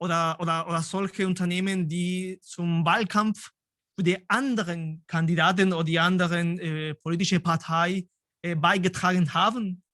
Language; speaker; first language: German; non-native, fluent; Spanish